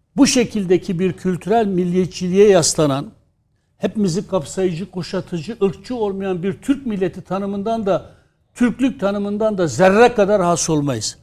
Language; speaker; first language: Turkish; non-native, local second language; Kurdish